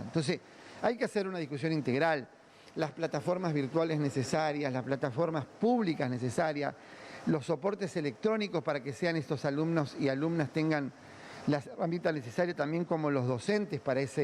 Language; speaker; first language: Spanish; native; Spanish